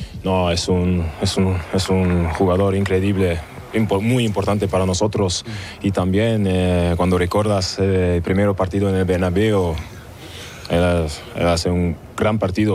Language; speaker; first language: Spanish; non-native, learner; German